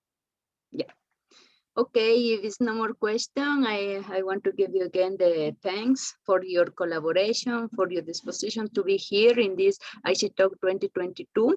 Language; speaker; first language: English; non-native, learner; Spanish